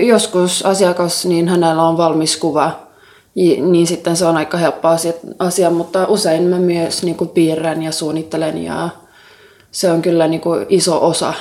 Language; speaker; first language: Finnish; non-native, local second language; Swedish